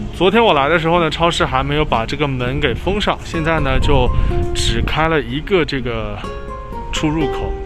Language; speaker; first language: Chinese; native; Chinese